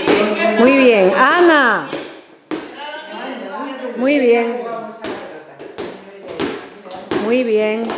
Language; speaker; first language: Spanish; native; Spanish